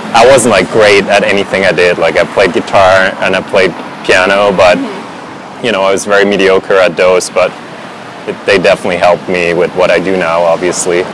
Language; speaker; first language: English; non-native, fluent; Swiss German